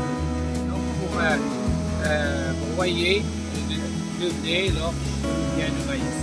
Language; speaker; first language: French; non-native, local second language; Arabic